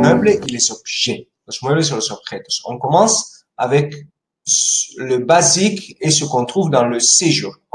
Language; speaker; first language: French; non-native, fluent; Spanish